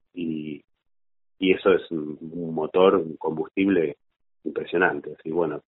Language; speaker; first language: Spanish; native; Spanish